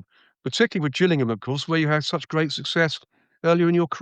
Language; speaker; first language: English; native; English